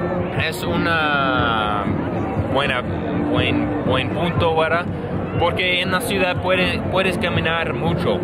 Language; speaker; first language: Spanish; non-native, learner; English